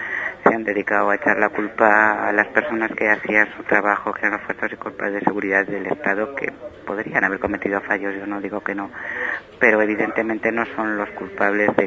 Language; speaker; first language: Spanish; native; Spanish